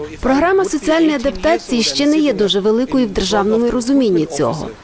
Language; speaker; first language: Ukrainian; native; Ukrainian